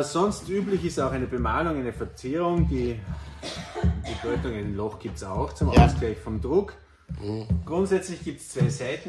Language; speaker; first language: German; native; German